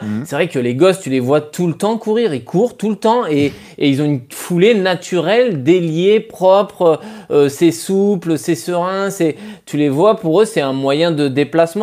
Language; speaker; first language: French; native; French